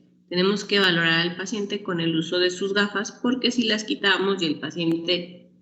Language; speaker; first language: Spanish; native; Spanish